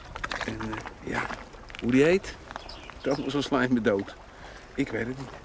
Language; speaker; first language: Dutch; native; Dutch